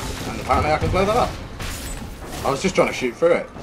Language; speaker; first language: English; native; English